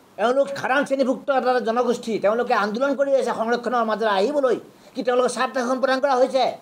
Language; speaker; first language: Assamese; native; Assamese